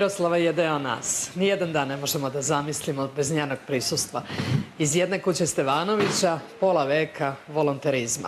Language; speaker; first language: Bosnian; native; Bosnian